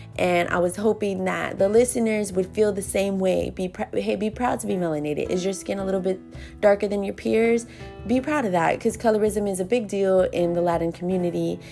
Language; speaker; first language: English; early bilingual, other home language; Spanish